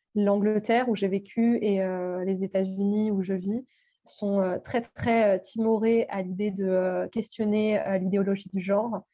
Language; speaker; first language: French; native; French